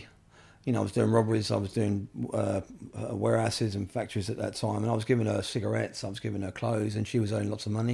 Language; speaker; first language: English; native; English